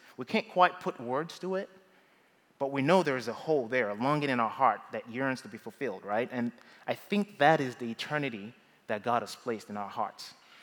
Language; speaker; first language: English; non-native, local second language; Yoruba